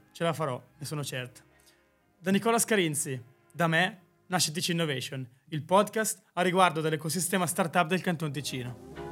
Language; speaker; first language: Italian; native; Italian